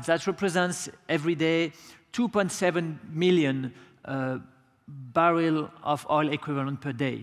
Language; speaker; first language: English; non-native, fluent; French